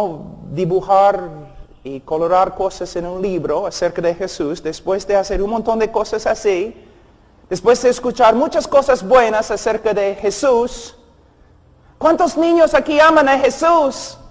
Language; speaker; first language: Spanish; non-native, fluent; English